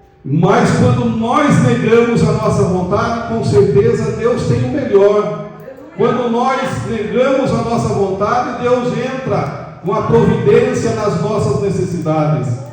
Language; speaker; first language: Portuguese; native; Portuguese